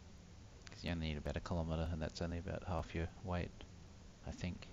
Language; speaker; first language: English; native; English